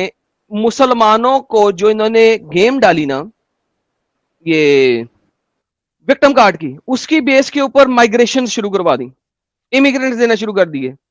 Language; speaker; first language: Hindi; native; Hindi